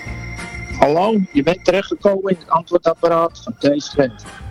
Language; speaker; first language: Dutch; native; Dutch